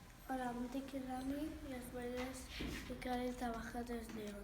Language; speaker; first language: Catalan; non-native, local second language; Spanish